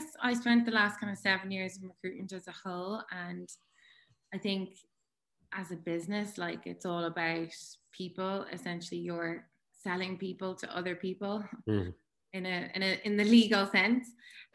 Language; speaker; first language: English; native; English